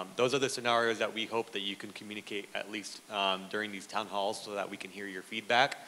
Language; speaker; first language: English; early bilingual, other home language; Spanish